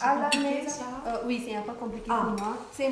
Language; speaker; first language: French; non-native, fluent; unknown